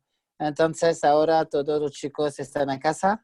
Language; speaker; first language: Spanish; non-native, fluent; French